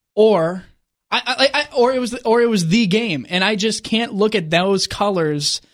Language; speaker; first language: English; native; English